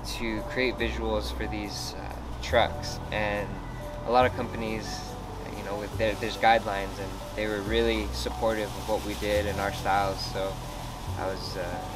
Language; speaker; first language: English; native; English